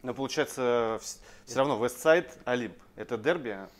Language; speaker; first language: Russian; native; Russian